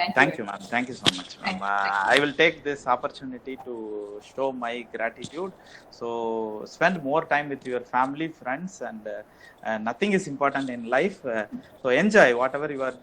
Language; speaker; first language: English; non-native, local second language; Tamil